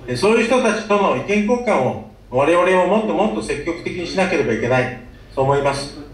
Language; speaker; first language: Japanese; native; Japanese